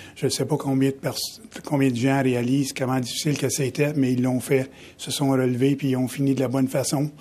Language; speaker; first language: French; native; French